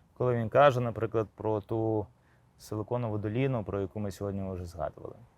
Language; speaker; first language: Ukrainian; non-native, local second language; Crimean Tatar